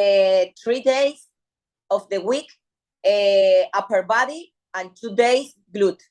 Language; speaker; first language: English; non-native, learner; Spanish